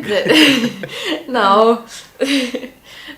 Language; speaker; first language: Portuguese; non-native, learner; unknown